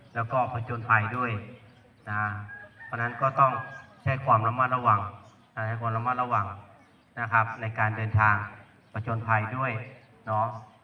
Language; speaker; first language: Thai; native; Thai